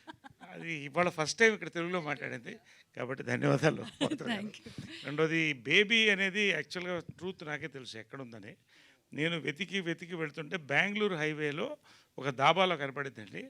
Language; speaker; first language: Telugu; native; Telugu